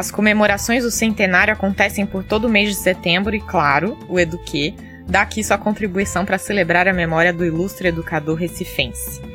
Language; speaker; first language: Portuguese; native; Portuguese